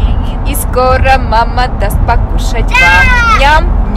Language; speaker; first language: Russian; native; Russian